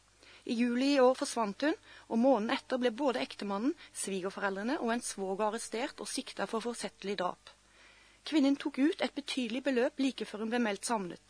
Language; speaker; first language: Norwegian; native; Norwegian